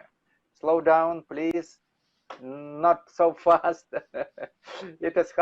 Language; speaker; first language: English; non-native, learner; Russian